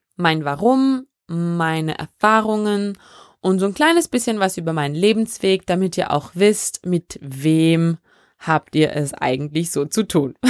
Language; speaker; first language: German; early bilingual, other home language; French